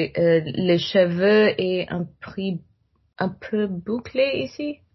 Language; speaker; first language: French; non-native, learner; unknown